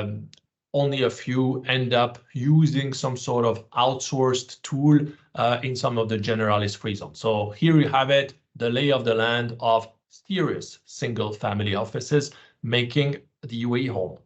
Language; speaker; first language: English; non-native, fluent; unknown